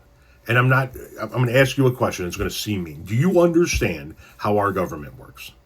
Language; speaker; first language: English; native; English